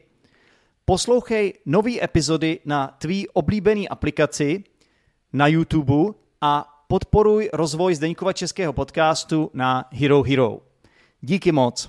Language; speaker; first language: Czech; native; Czech